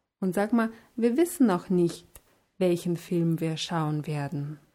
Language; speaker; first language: German; non-native, fluent; Russian